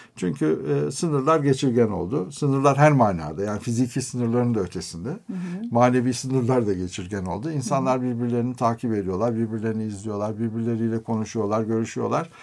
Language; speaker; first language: Turkish; native; Turkish